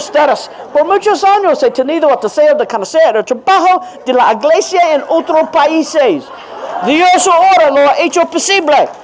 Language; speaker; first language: Spanish; non-native, learner; English